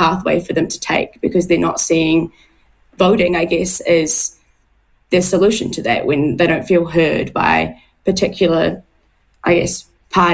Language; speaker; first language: English; native; English